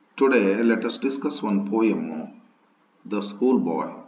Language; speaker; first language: English; non-native, local second language; Kannada